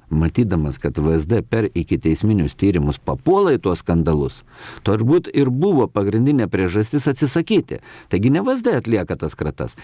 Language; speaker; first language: Lithuanian; native; Lithuanian